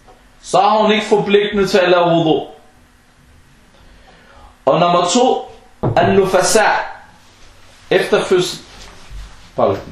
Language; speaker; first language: Danish; non-native, fluent; Arabic